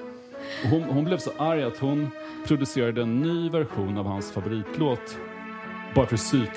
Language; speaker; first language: Swedish; native; Swedish